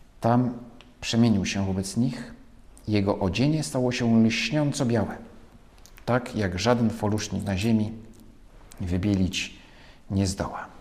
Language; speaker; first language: Polish; native; Polish